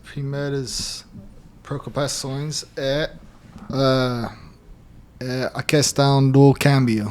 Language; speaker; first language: Portuguese; non-native, fluent; English